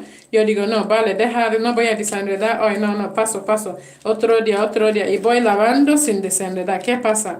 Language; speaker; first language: Spanish; non-native, fluent; English